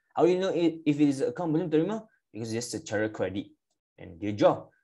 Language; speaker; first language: English; non-native, local second language; Malay